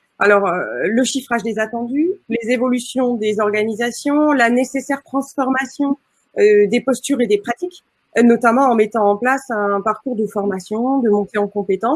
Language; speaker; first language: French; native; French